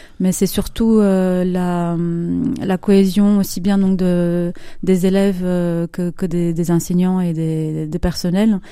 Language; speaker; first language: French; non-native, fluent; Romanian